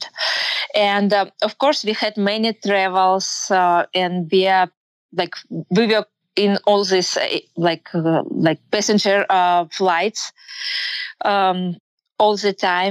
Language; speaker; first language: English; non-native, learner; Russian